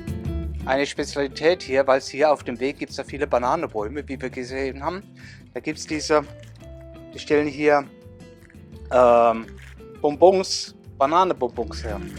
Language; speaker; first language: German; native; German